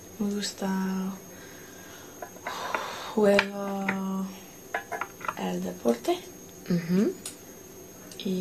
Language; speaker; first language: Spanish; non-native, learner; English